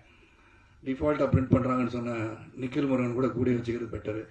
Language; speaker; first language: Tamil; native; Tamil